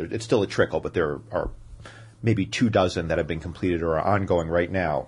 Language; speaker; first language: English; native; English